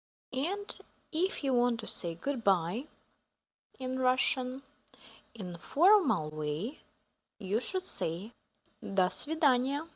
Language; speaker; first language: English; non-native, fluent; Russian